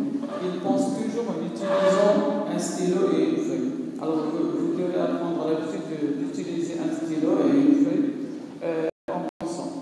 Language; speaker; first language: French; non-native, local second language; Arabic